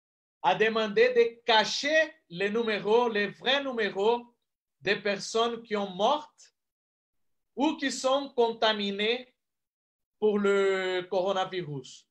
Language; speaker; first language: French; non-native, fluent; Portuguese